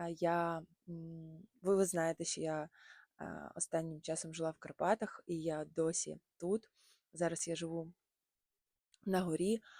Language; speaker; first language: Ukrainian; non-native, local second language; Russian